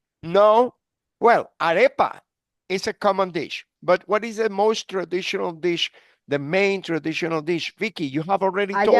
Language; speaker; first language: English; non-native, fluent; Spanish